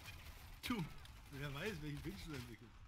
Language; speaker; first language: German; native; German